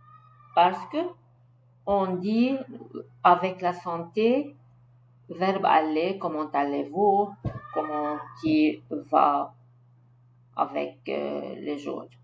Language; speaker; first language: French; non-native, learner; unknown